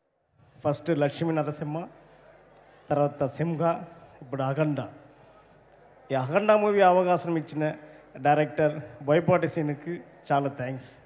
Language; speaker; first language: Telugu; non-native, learner; Tamil